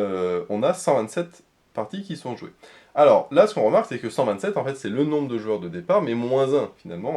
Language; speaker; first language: French; native; French